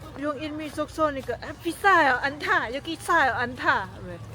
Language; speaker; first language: Korean; non-native, learner; Lao